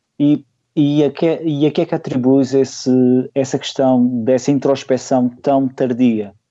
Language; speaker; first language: Portuguese; native; Portuguese